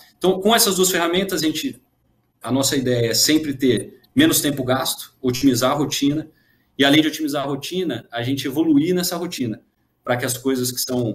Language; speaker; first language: Portuguese; native; Portuguese